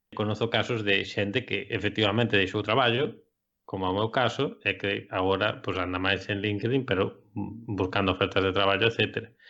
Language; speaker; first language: Galician; non-native, local second language; Spanish